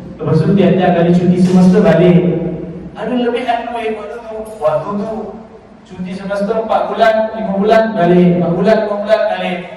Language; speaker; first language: Malay; native; Malay